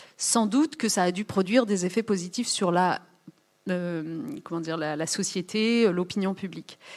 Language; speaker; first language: French; early bilingual, other home language; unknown